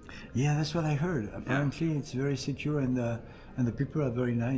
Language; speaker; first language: English; non-native, learner; French